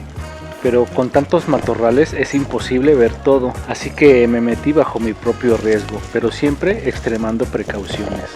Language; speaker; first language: Spanish; native; Spanish